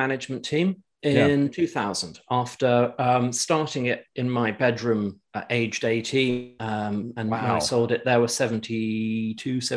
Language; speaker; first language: English; native; English